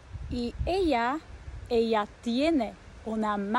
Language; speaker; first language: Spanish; non-native, fluent; Slovak